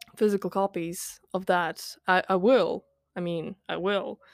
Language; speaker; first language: English; non-native, fluent; Latvian